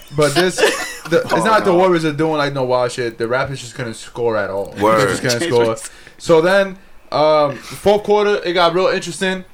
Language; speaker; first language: English; native; English